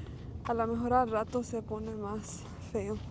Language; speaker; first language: Spanish; early bilingual, heritage; English